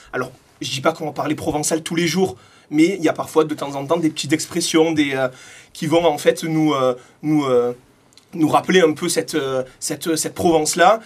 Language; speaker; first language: French; native; French